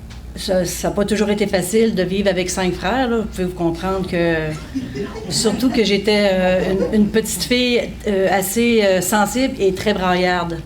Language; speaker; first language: French; native; French